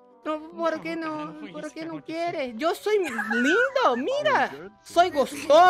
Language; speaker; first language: Spanish; non-native, learner; Portuguese